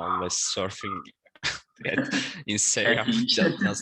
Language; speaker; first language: English; non-native, learner; Turkish